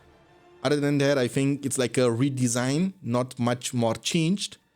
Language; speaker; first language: English; non-native, fluent; German